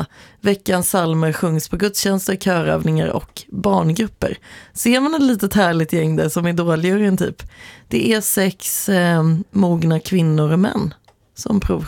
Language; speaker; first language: Swedish; native; Swedish